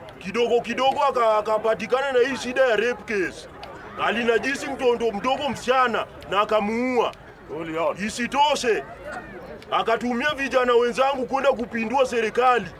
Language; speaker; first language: Swahili; native; Swahili